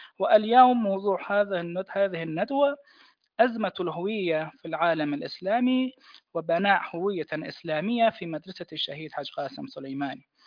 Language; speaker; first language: Arabic; non-native, fluent; Persian